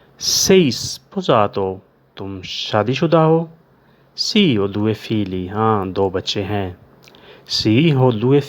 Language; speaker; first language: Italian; non-native, learner; Urdu